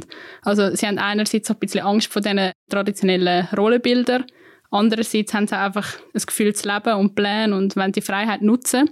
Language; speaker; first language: German; native; German